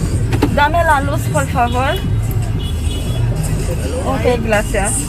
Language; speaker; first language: Spanish; non-native, learner; Haitian Creole